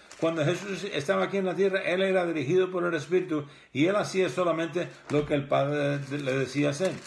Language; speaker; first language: Spanish; early bilingual, heritage; Spanish